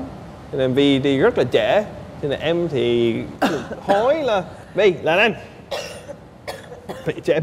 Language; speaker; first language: Vietnamese; non-native, fluent; English